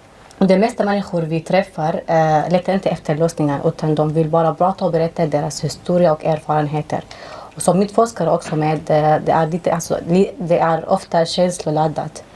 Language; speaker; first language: Swedish; non-native, fluent; Arabic